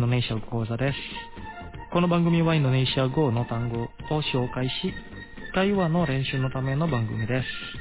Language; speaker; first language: Japanese; non-native, fluent; Indonesian